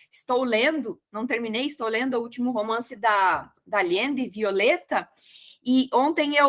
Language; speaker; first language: Portuguese; native; Portuguese